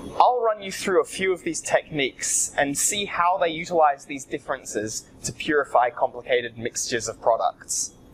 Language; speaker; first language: English; native; English